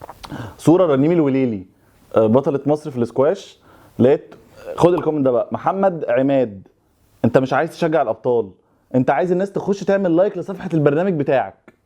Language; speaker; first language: Arabic; native; Arabic